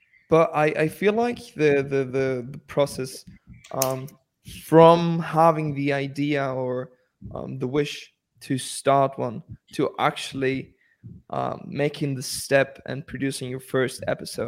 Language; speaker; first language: English; non-native, fluent; Spanish